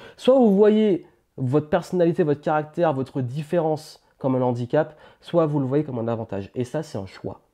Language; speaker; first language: French; native; French